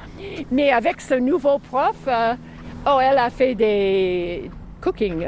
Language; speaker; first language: French; non-native, fluent; English